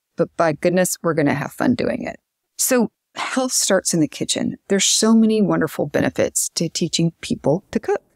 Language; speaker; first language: English; native; English